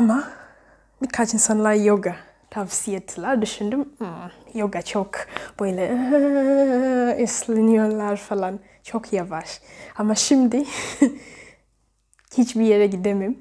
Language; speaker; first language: Turkish; non-native, learner; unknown